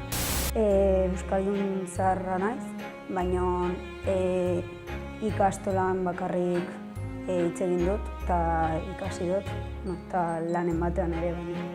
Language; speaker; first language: Basque; non-native, local second language; Spanish